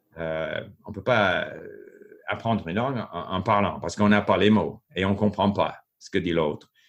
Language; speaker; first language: French; non-native, local second language; English